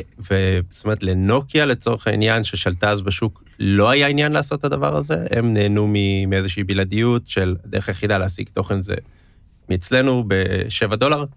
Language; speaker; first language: Hebrew; native; Hebrew